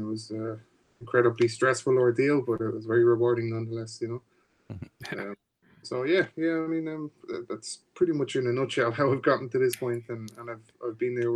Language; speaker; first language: English; native; English